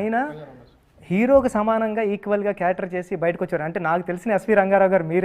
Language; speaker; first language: Telugu; native; Telugu